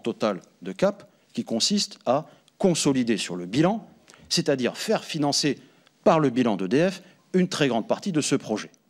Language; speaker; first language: French; native; French